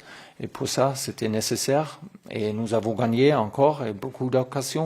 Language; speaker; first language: French; non-native, learner; German